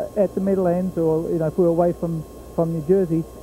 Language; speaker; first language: English; native; English